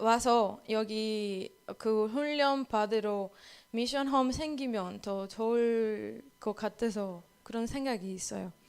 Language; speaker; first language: Korean; non-native, learner; Spanish